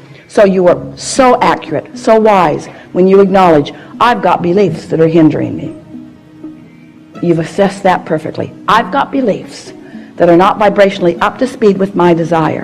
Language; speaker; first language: English; native; English